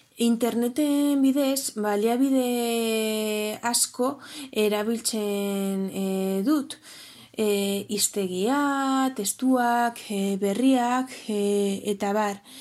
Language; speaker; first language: Basque; non-native, local second language; Spanish